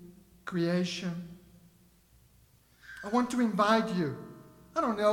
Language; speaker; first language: English; non-native, fluent; Spanish